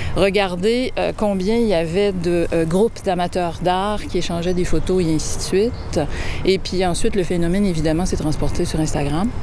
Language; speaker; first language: French; native; French